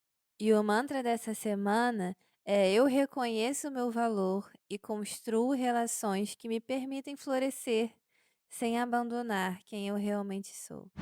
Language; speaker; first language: Portuguese; native; Portuguese